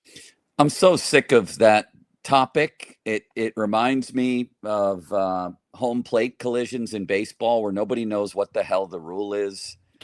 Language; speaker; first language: English; native; English